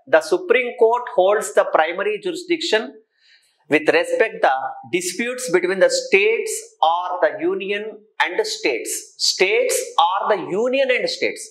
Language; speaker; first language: English; non-native, local second language; Telugu